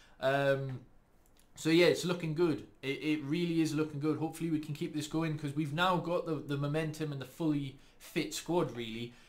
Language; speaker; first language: English; native; English